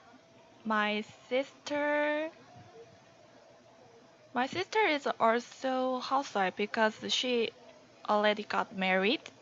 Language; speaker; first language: English; non-native, learner; Korean